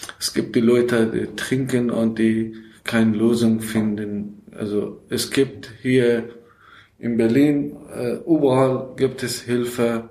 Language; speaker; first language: German; non-native, learner; Persian